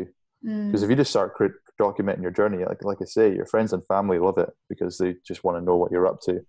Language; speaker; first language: English; native; English